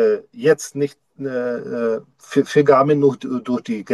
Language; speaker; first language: German; non-native, learner; Czech